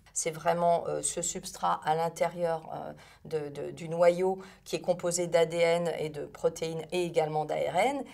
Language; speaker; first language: French; native; French